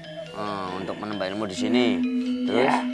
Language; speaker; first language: Indonesian; native; Indonesian